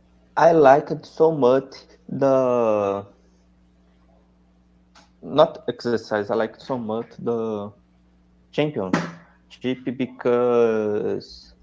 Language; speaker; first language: English; non-native, learner; Portuguese